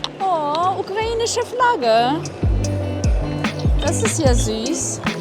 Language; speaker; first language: German; non-native, fluent; Russian